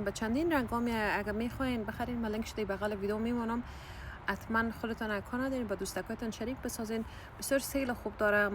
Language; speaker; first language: Persian; native; Persian